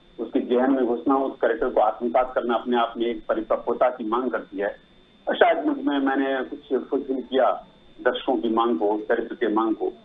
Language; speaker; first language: Hindi; non-native, local second language; Maithili